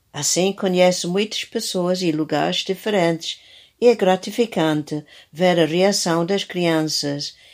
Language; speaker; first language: Portuguese; non-native, fluent; English